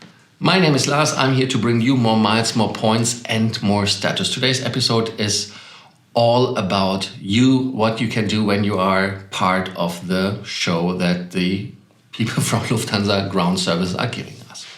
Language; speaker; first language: English; non-native, fluent; German